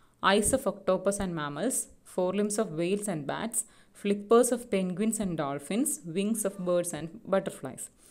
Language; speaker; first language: English; non-native, local second language; Malayalam